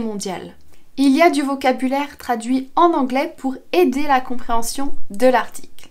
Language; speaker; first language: French; native; French